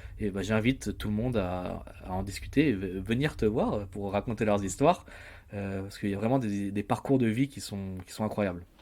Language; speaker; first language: French; native; French